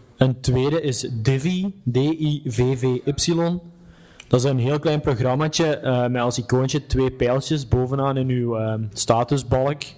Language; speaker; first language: Dutch; native; Dutch